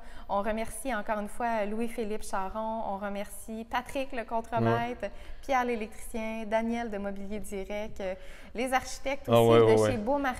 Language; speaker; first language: French; native; French